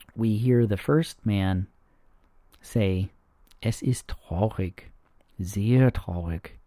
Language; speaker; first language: German; non-native, fluent; English